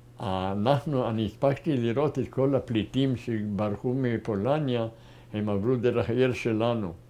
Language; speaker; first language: Hebrew; non-native, fluent; German